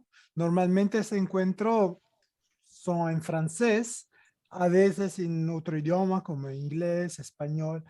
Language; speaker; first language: Spanish; non-native, fluent; Italian